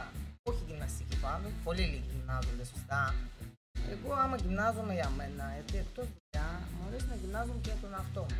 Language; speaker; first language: Greek; non-native, learner; Russian